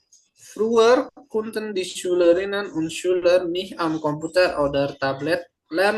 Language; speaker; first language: German; non-native, fluent; Indonesian